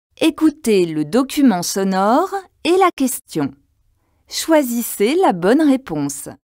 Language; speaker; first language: French; native; French